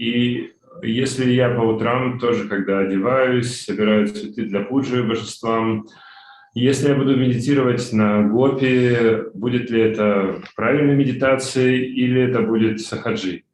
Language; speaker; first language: Russian; native; Russian